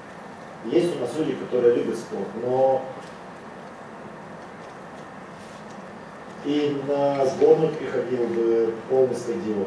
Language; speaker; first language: Russian; native; Russian